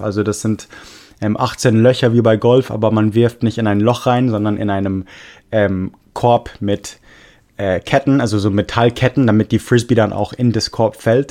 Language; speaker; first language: German; non-native, fluent; English